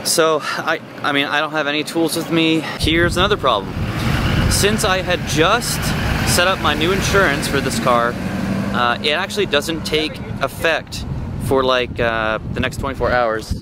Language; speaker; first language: English; native; English